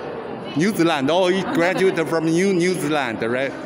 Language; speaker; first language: English; non-native, learner; Chinese